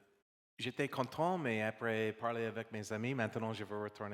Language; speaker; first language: French; non-native, learner; English